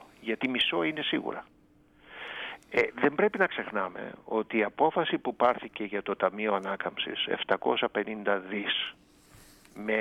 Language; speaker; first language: Greek; native; Greek